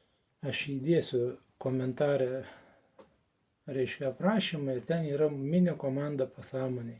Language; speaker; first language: Lithuanian; native; Lithuanian